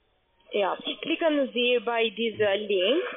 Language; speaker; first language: German; non-native, learner; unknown